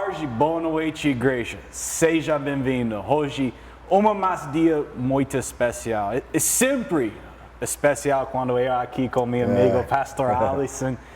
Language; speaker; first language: Portuguese; non-native, learner; English